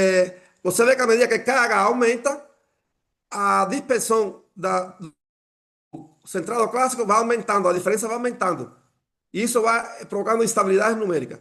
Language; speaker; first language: Portuguese; non-native, fluent; Spanish